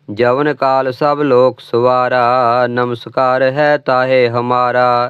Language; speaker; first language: Hindi; non-native, local second language; Punjabi